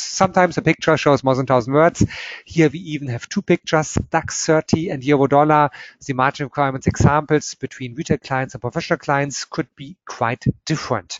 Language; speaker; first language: English; non-native, fluent; German